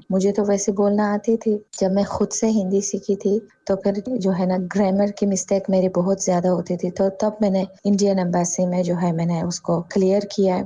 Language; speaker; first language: Urdu; non-native, fluent; Tajik